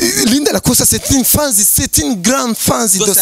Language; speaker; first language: French; non-native, learner; Rundi